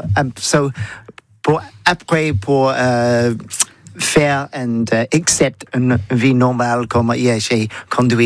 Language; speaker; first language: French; non-native, learner; English